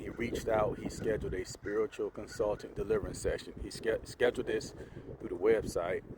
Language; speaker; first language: English; native; English